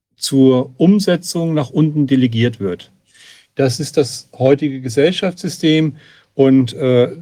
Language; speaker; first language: German; native; German